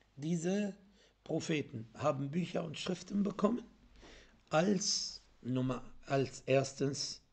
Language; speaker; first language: German; non-native, fluent; Arabic